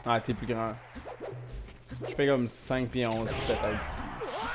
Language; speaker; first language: French; native; French